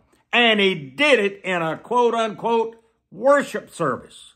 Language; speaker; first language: English; native; English